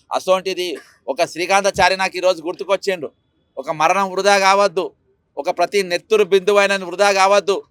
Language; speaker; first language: Telugu; native; Telugu